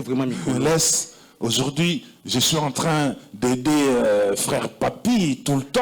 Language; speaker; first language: French; non-native, local second language; Lingala